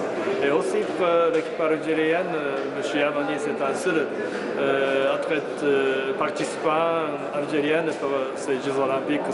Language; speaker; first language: French; non-native, fluent; Japanese